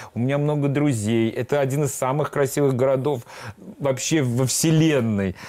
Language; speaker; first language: Russian; native; Russian